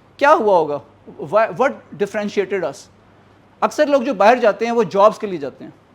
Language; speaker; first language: Urdu; native; Urdu